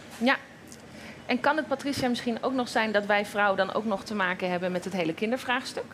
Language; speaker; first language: Dutch; native; Dutch